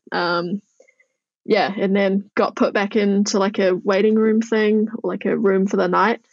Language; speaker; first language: English; native; English